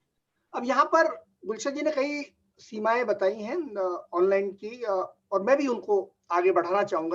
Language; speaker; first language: Hindi; native; Hindi